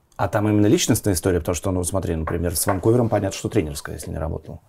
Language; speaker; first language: Russian; native; Russian